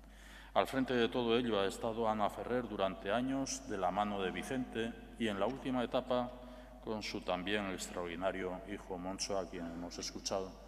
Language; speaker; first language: Spanish; native; Spanish